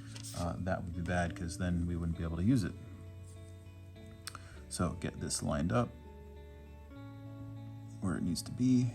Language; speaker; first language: English; native; English